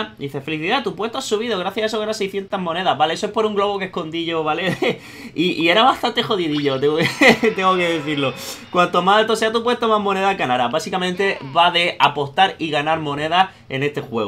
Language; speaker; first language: Spanish; native; Spanish